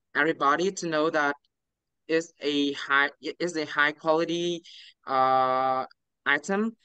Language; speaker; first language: English; non-native, learner; Vietnamese